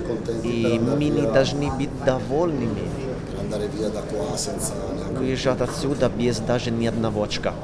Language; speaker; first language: Russian; non-native, learner; Italian